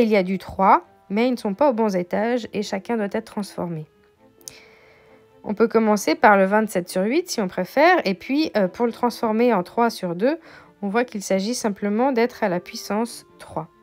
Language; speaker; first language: French; native; French